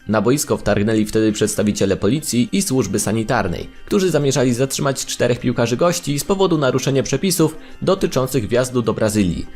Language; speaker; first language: Polish; native; Polish